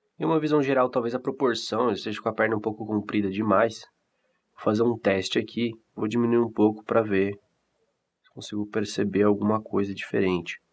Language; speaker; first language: Portuguese; native; Portuguese